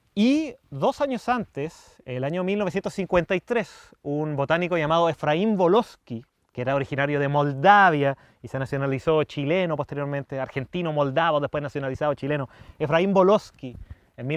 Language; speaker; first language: Spanish; native; Spanish